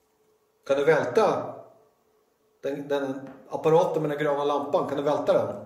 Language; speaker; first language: Swedish; native; Swedish